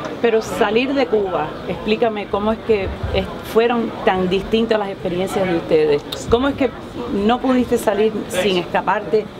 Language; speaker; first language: Spanish; early bilingual, heritage; Spanish